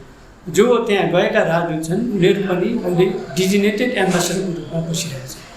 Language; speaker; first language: Nepali; native; Nepali